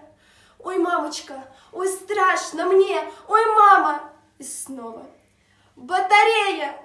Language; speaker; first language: Russian; native; Russian